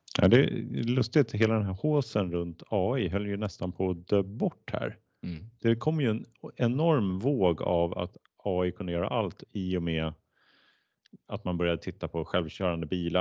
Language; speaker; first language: Swedish; native; Swedish